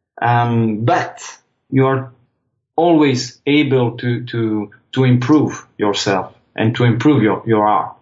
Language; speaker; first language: English; non-native, fluent; French